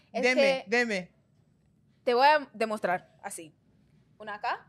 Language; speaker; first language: Spanish; non-native, learner; English